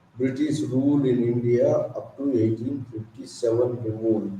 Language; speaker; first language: English; non-native, local second language; Telugu